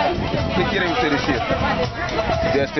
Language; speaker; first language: Spanish; non-native, learner; Haitian Creole